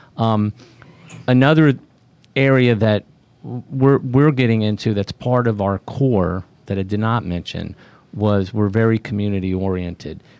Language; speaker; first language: English; native; English